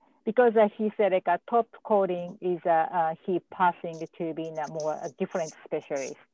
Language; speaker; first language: English; non-native, fluent; Japanese